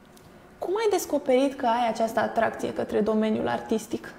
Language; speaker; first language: Romanian; native; Romanian